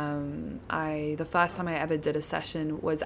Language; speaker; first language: English; native; English